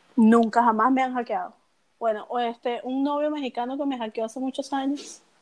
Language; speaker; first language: Spanish; native; Spanish